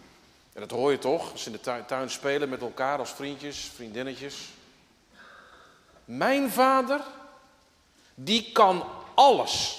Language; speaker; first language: Dutch; native; Dutch